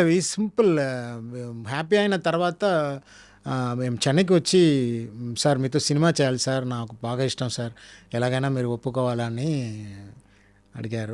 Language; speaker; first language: Telugu; non-native, fluent; Tamil